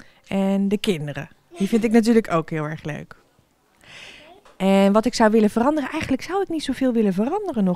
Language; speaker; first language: Dutch; native; Dutch